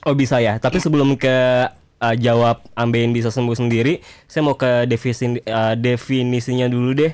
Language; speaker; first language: Indonesian; native; Indonesian